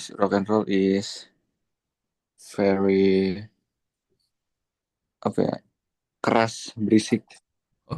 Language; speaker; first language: English; non-native, learner; Indonesian